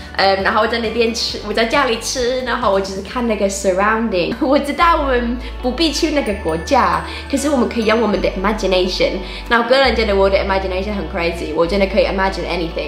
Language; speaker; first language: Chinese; non-native, fluent; English